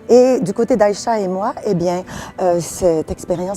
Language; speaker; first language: French; native; French